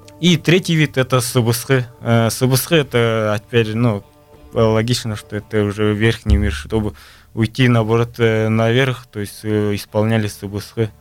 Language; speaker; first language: Russian; non-native, local second language; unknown